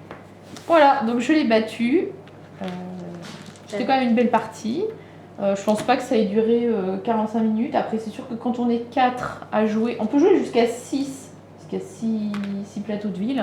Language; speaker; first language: French; native; French